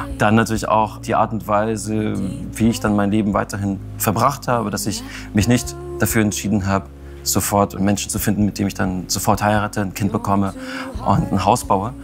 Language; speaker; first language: German; early bilingual, other home language; Russian